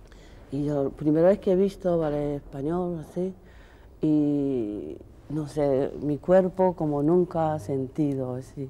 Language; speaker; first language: Spanish; non-native, learner; Japanese